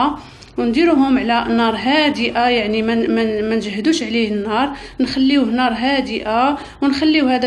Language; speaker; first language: Arabic; native; Arabic